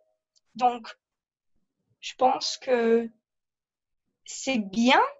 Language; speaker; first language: French; early bilingual, heritage; French